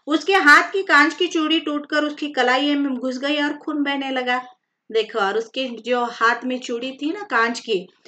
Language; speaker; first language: Hindi; non-native, local second language; Marathi